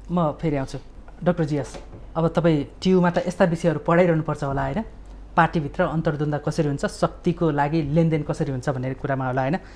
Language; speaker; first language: Nepali; native; Nepali